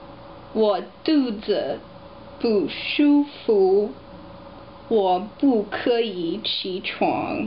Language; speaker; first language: Chinese; non-native, learner; English